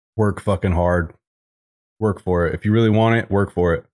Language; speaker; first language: English; native; English